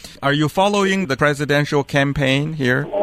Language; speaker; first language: English; non-native, fluent; Chinese